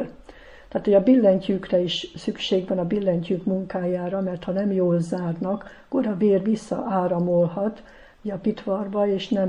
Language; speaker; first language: Hungarian; native; Hungarian